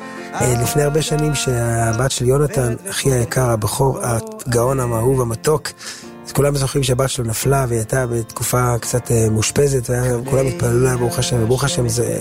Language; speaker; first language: Hebrew; native; Hebrew